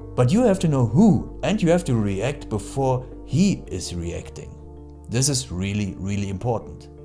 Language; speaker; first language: English; non-native, fluent; German